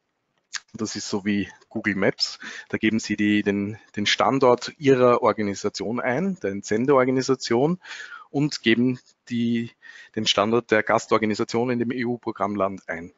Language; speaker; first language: German; native; German